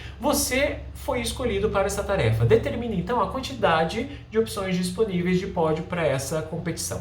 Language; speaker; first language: Portuguese; native; Portuguese